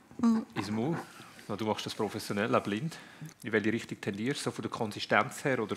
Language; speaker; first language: German; native; German